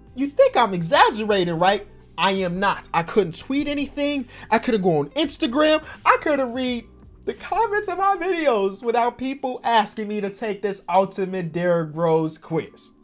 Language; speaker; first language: English; native; English